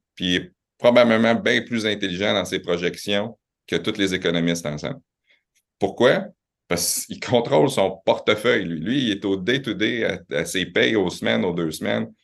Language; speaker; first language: French; native; French